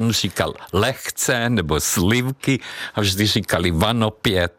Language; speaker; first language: Czech; non-native, fluent; Hungarian